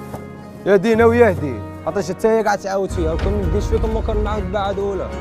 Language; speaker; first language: Arabic; native; Arabic